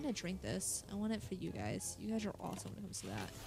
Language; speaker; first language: English; native; English